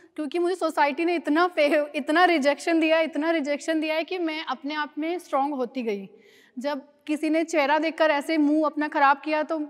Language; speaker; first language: Hindi; native; Hindi